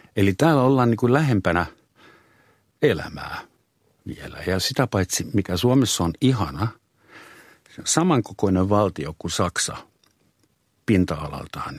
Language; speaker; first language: Finnish; non-native, fluent; German